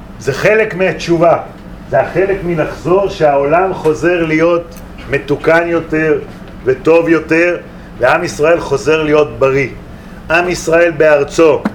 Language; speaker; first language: Hebrew; native; Hebrew